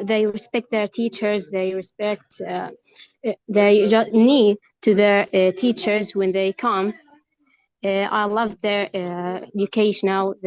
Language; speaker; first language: English; non-native, learner; Arabic